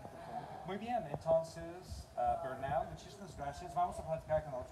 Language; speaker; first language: Spanish; non-native, learner; English